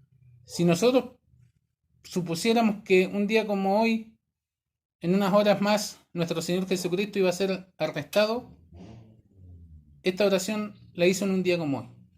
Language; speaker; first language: Spanish; native; Spanish